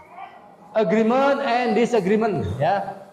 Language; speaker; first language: English; non-native, fluent; Indonesian